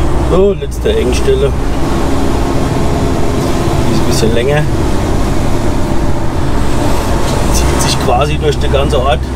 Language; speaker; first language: German; native; German